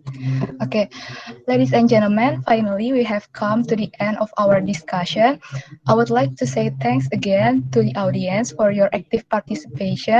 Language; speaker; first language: English; non-native, local second language; Indonesian